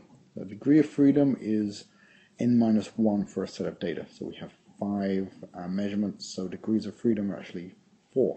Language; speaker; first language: English; native; English